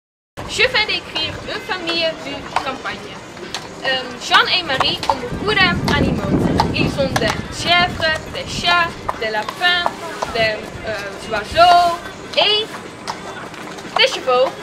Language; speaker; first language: French; non-native, learner; Dutch